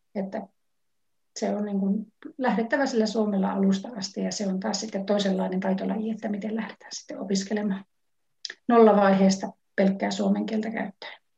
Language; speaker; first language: Finnish; native; Finnish